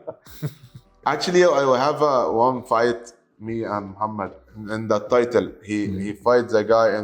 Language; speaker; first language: English; non-native, learner; Arabic